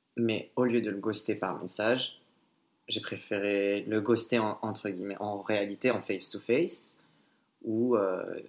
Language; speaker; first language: French; native; French